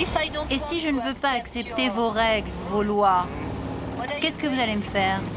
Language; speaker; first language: French; native; French